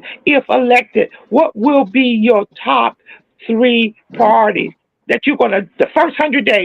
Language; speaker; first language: English; native; English